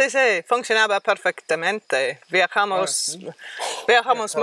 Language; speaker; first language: Spanish; non-native, fluent; English